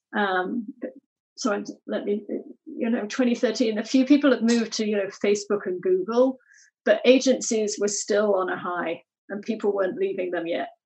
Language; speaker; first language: English; native; English